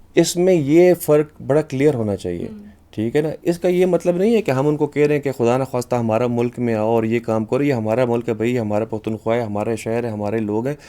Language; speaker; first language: Urdu; non-native, local second language; Pashto